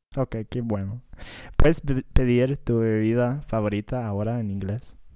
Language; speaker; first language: Spanish; non-native, fluent; English